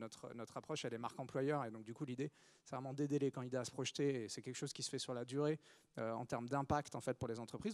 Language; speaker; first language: French; native; French